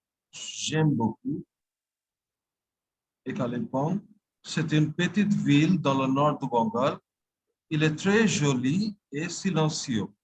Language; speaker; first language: French; non-native, fluent; Bangla